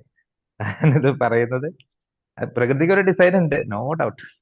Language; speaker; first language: Malayalam; native; Malayalam